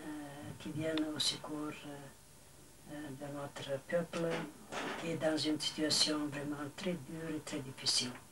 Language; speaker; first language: French; non-native, fluent; Bulgarian